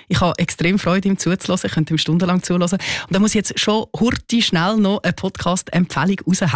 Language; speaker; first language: German; native; German